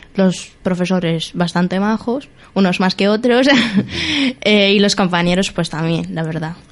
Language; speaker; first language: Spanish; early bilingual, other home language; Arabic